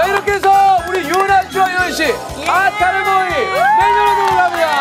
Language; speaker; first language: Korean; native; Korean